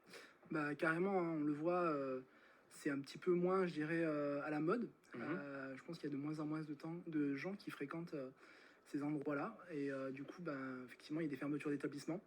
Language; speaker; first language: French; native; French